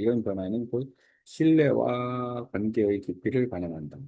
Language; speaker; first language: Korean; native; Korean